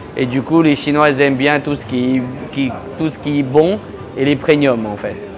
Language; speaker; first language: French; early bilingual, other home language; Chinese